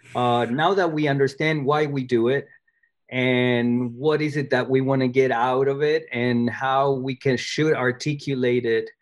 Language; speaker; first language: English; non-native, fluent; Spanish